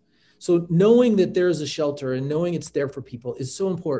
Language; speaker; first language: English; native; English